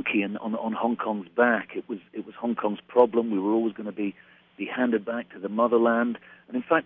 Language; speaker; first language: English; native; English